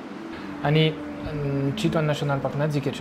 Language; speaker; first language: Nepali; non-native, learner; French